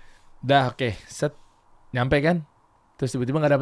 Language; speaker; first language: Indonesian; native; Indonesian